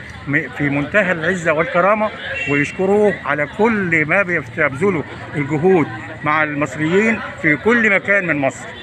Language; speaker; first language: Arabic; native; Arabic